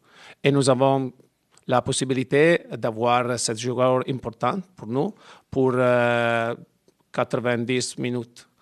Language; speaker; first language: French; non-native, learner; Italian